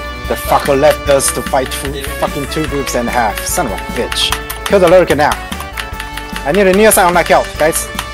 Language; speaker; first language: English; non-native, learner; Japanese